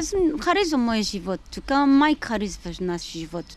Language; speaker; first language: Bulgarian; non-native, learner; Arabic